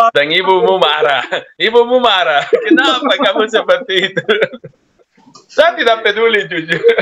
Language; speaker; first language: Indonesian; non-native, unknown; Spanish